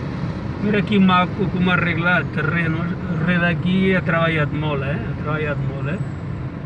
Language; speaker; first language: Catalan; non-native, learner; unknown